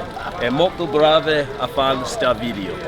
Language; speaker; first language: Italian; early bilingual, heritage; Italian